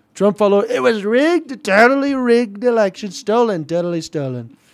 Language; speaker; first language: English; non-native, fluent; Portuguese